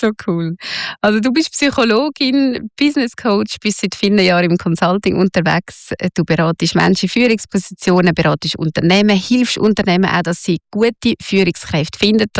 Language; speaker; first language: German; native; German